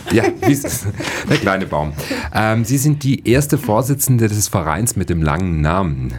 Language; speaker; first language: German; native; German